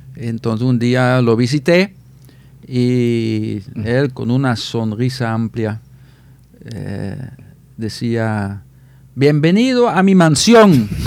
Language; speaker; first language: Spanish; non-native, fluent; Dutch